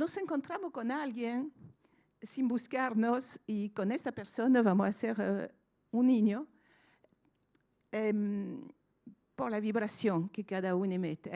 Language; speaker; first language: Spanish; non-native, fluent; French